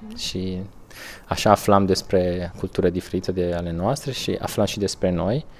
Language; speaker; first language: Romanian; non-native, fluent; Italian